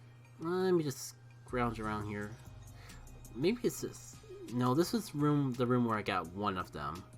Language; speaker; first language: English; native; English